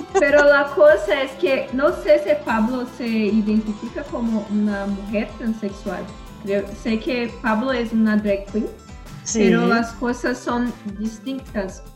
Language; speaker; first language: Spanish; non-native, learner; Portuguese